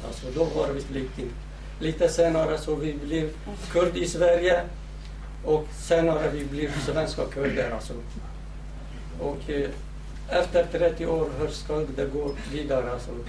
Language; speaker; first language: Swedish; non-native, fluent; Central Kurdish